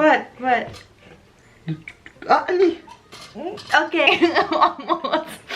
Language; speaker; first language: English; non-native, fluent; Thai